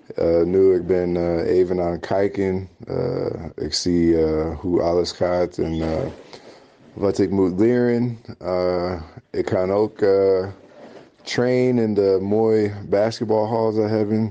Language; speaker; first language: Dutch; non-native, learner; English